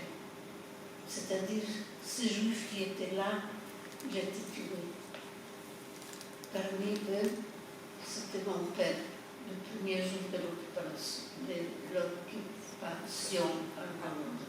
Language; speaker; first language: French; non-native, fluent; Polish